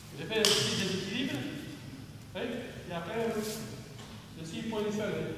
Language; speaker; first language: French; non-native, fluent; Romanian